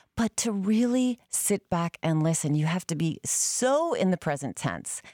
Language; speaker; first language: English; native; English